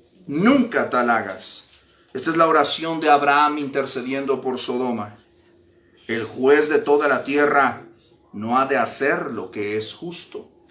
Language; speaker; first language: Spanish; native; Spanish